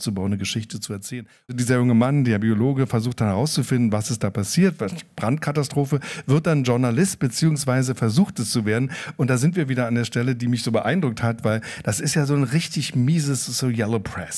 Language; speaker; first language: German; native; German